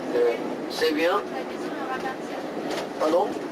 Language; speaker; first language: French; non-native, fluent; Spanish